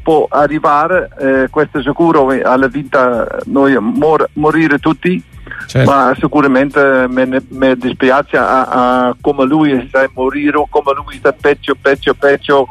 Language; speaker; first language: Italian; non-native, learner; Dutch